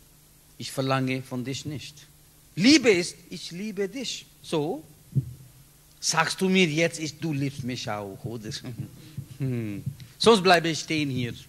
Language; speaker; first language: German; non-native, learner; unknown